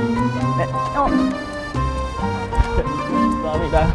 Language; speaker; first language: Korean; non-native, learner; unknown